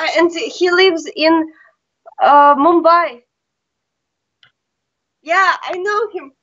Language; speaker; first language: English; non-native, learner; Russian